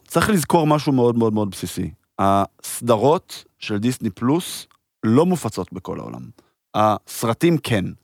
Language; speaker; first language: Hebrew; early bilingual, heritage; Hebrew